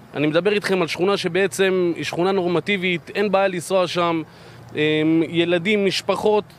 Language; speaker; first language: Hebrew; native; Hebrew